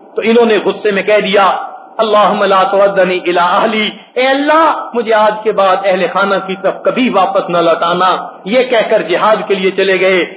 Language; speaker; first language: Urdu; non-native, local second language; Punjabi